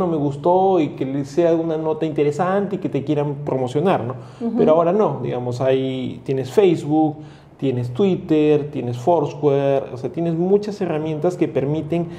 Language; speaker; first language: Spanish; native; Spanish